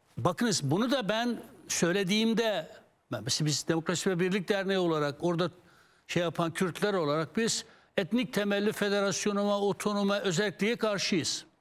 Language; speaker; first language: Turkish; non-native, local second language; Kurdish